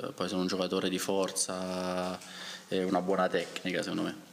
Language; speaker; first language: Italian; native; Italian